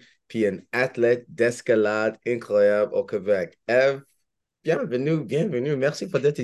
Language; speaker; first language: French; non-native, learner; English